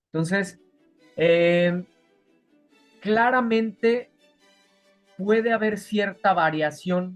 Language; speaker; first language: Spanish; native; Spanish